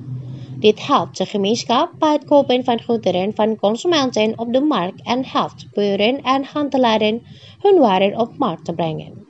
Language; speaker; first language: Dutch; non-native, fluent; Indonesian